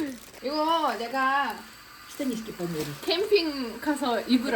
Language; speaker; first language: Korean; non-native, learner; Russian